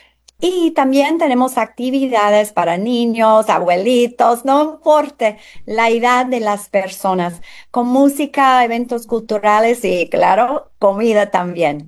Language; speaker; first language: Spanish; non-native, fluent; English